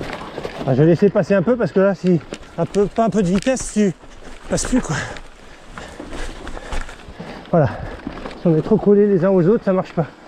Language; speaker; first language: French; native; French